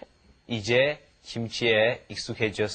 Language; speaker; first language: Korean; non-native, learner; Turkish